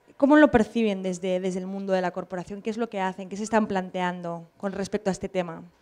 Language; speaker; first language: Spanish; native; Spanish